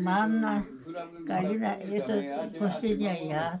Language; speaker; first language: Russian; non-native, local second language; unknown